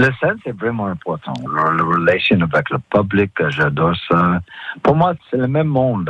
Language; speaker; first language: French; non-native, fluent; English